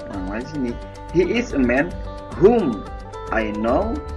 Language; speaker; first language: English; non-native, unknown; Indonesian